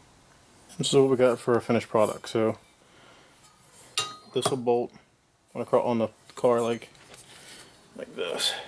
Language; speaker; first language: English; native; English